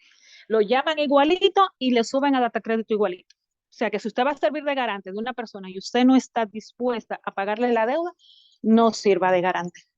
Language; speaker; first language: Spanish; native; Spanish